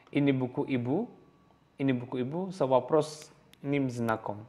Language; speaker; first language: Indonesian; non-native, local second language; Javanese